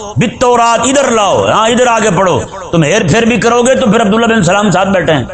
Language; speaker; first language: Urdu; non-native, local second language; Punjabi